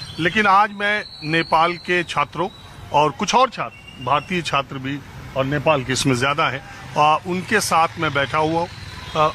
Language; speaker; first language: Hindi; native; Hindi